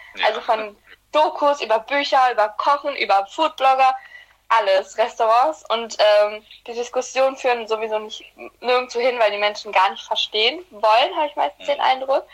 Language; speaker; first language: German; early bilingual, other home language; Turkish